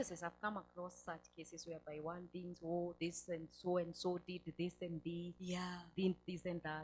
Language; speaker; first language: English; non-native, local second language; Swahili